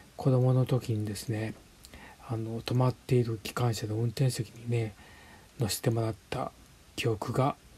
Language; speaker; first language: Japanese; native; Japanese